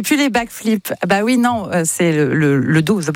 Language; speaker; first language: French; native; French